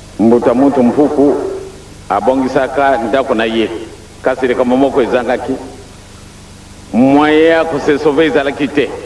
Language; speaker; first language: Lingala; non-native, local second language; Kongo